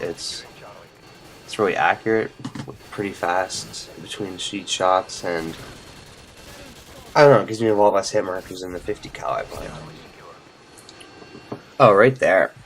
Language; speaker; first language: English; native; English